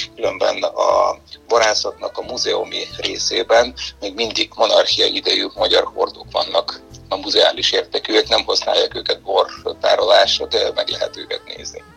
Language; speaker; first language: Hungarian; non-native, fluent; Bulgarian